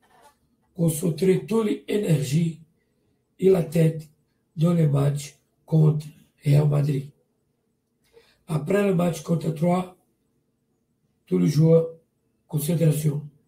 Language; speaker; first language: French; non-native, learner; Portuguese